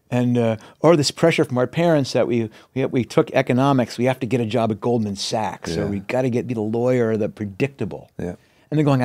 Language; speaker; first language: English; native; English